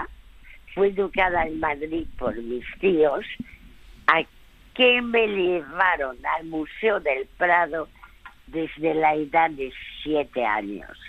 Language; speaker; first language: Spanish; early bilingual, other home language; French